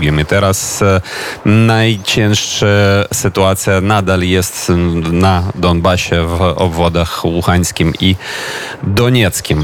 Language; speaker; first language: Polish; non-native, fluent; Ukrainian